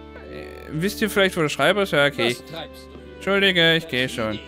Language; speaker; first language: German; native; German